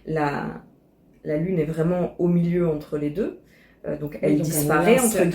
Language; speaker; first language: French; native; French